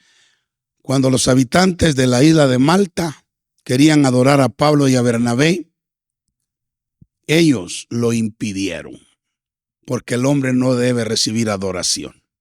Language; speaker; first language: Spanish; native; Spanish